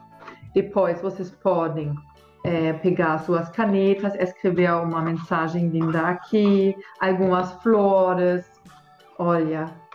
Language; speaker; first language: Portuguese; non-native, fluent; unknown